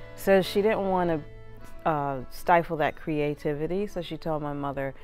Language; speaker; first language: English; native; English